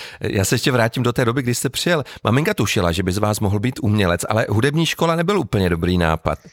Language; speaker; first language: Czech; native; Czech